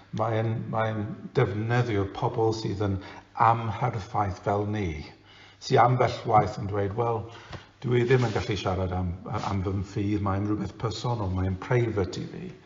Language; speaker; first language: Welsh; non-native, local second language; English